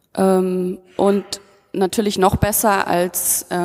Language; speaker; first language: German; native; German